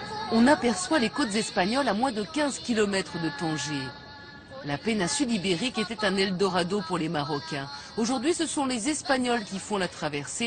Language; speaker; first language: French; native; French